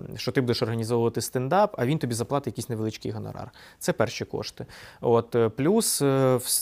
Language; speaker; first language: Ukrainian; non-native, local second language; Russian